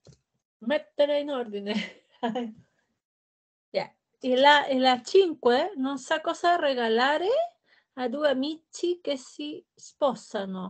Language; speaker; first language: Italian; non-native, learner; Spanish